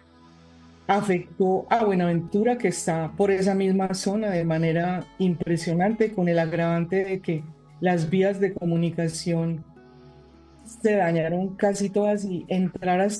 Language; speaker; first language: Spanish; native; Spanish